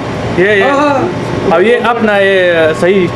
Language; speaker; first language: Hindi; non-native, fluent; Pashto